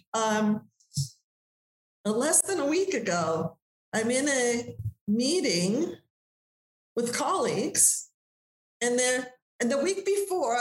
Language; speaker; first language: English; native; English